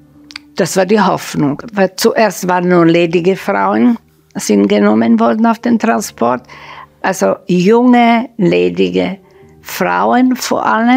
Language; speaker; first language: German; non-native, fluent; Slovak